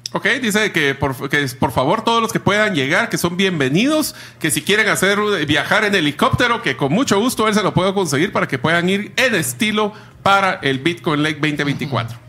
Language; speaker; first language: Spanish; native; Spanish